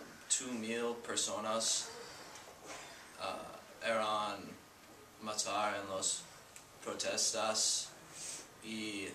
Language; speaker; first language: Spanish; non-native, learner; English